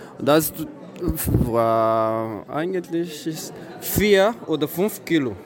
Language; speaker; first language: German; non-native, learner; Arabic